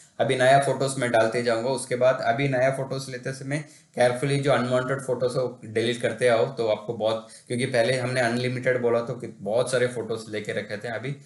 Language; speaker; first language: Hindi; non-native, local second language; Tamil